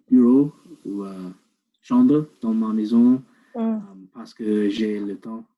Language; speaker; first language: French; non-native, learner; English